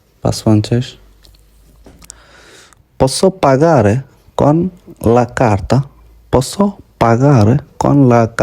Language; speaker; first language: Italian; non-native, learner; Bangla